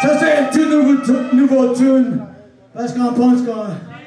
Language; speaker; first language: English; native; English